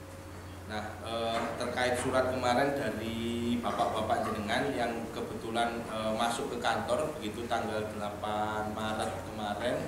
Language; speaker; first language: Indonesian; native; Indonesian